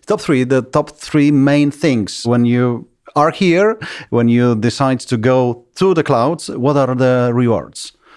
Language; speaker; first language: English; non-native, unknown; Polish